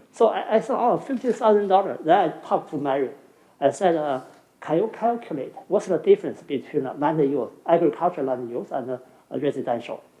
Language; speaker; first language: English; non-native, fluent; Chinese